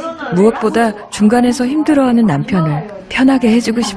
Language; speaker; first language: Korean; native; Korean